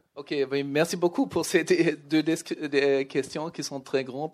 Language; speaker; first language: French; non-native, learner; German